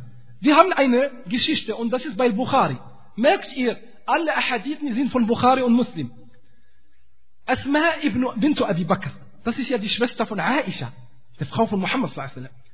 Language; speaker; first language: German; non-native, fluent; Arabic